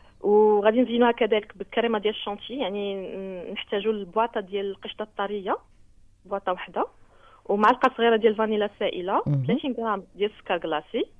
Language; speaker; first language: Arabic; native; Arabic